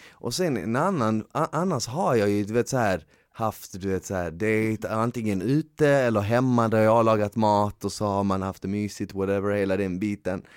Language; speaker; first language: Swedish; native; Swedish